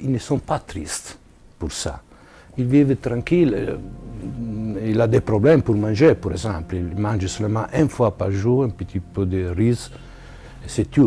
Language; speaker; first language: French; non-native, learner; Italian